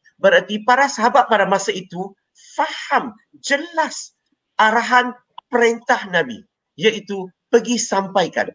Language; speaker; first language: Malay; non-native, local second language; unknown